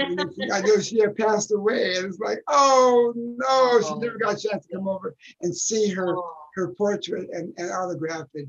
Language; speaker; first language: English; native; English